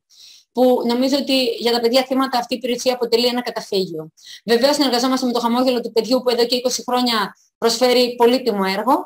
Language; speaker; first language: Greek; native; Greek